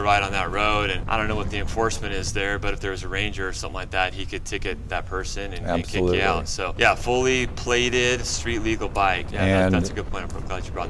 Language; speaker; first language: English; native; English